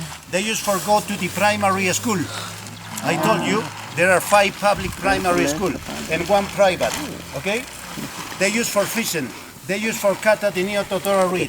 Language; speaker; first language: English; non-native, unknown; Spanish